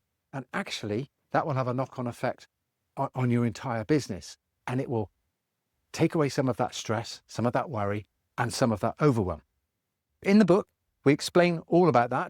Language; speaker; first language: English; native; English